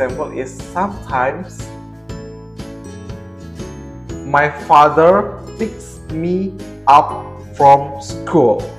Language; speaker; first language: English; non-native, learner; Indonesian